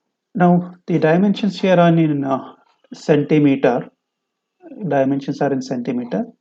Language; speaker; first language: English; non-native, local second language; Kannada